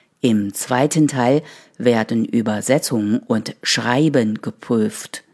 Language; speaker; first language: German; non-native, fluent; Chinese